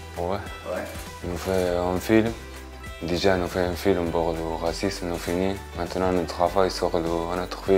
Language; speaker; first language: French; non-native, learner; Arabic